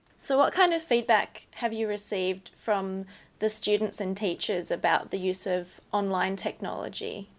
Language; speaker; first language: English; native; English